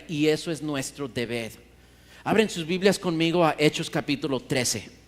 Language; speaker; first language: Spanish; early bilingual, heritage; Spanish